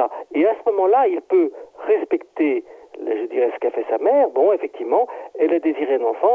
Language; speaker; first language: French; native; French